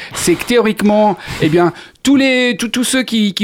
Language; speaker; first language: French; native; French